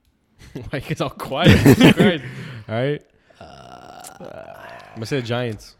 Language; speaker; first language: English; native; English